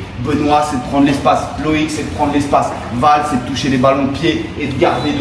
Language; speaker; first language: French; native; French